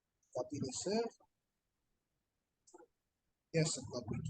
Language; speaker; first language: English; non-native, local second language; Urdu